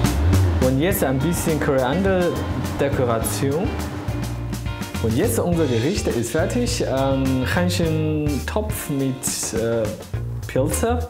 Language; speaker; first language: German; non-native, fluent; Chinese